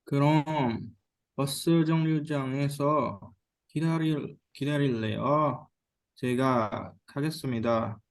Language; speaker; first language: Korean; non-native, learner; Indonesian